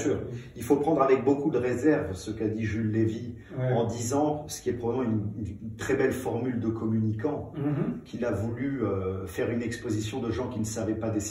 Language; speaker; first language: French; native; French